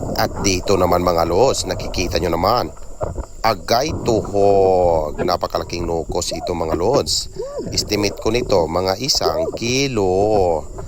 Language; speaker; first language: Filipino; non-native, local second language; Cebuano